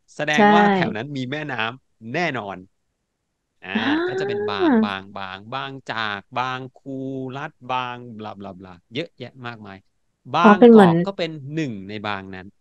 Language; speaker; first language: Thai; native; Thai